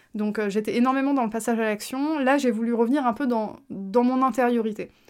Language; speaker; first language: French; native; French